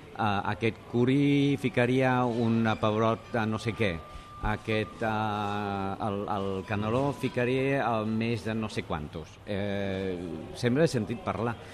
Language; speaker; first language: Catalan; non-native, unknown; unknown